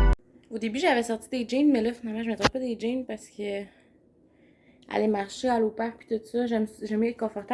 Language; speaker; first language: French; native; French